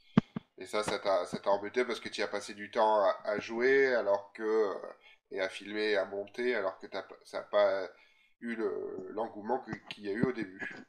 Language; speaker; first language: French; native; French